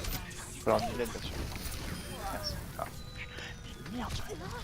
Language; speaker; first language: French; native; French